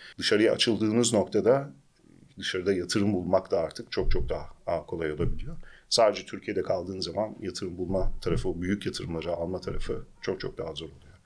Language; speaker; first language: Turkish; early bilingual, heritage; Turkish